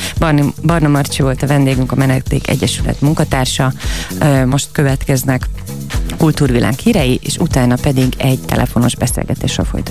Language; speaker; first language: Hungarian; native; Hungarian